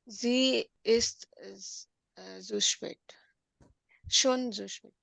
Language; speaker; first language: German; non-native, learner; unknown